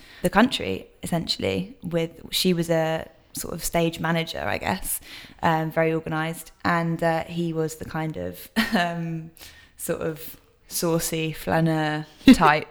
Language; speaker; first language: English; native; English